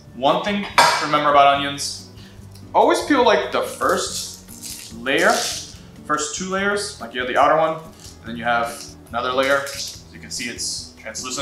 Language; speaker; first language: English; native; English